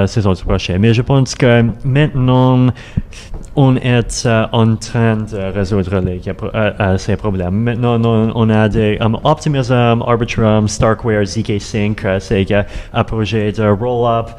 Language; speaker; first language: French; non-native, learner; Russian